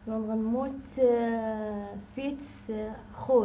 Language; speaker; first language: Dutch; non-native, learner; Arabic